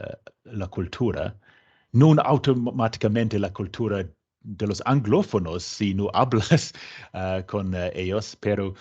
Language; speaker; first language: Spanish; non-native, fluent; English